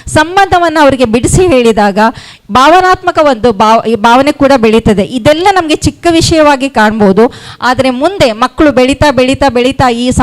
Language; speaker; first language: Kannada; non-native, local second language; Tulu